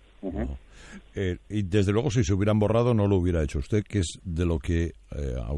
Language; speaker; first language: Spanish; native; Spanish